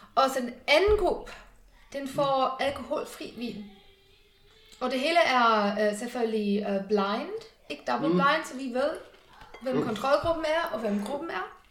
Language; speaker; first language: Danish; non-native, fluent; English